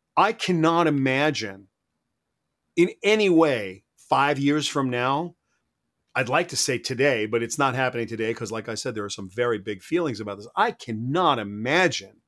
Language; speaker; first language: English; native; English